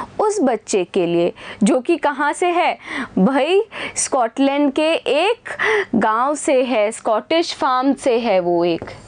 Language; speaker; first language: Hindi; native; Hindi